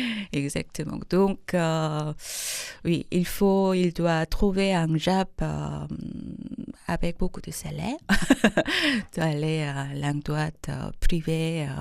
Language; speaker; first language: French; non-native, fluent; Korean